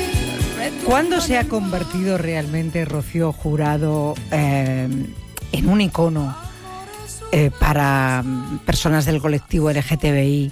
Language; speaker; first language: Spanish; native; Spanish